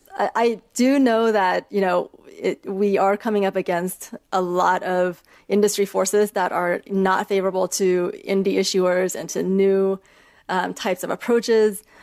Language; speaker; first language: English; early bilingual, other home language; Chinese